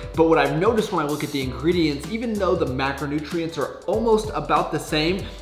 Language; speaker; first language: English; native; English